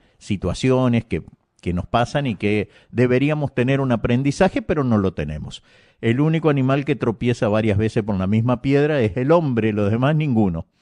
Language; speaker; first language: Spanish; native; Spanish